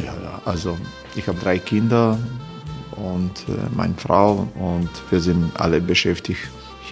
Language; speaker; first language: German; non-native, learner; Croatian